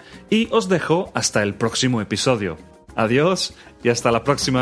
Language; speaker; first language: Spanish; native; Spanish